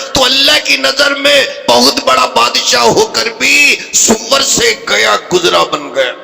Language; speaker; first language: Urdu; native; Urdu